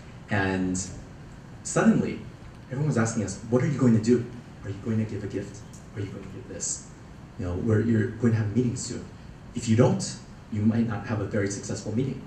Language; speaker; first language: English; early bilingual, other home language; Cantonese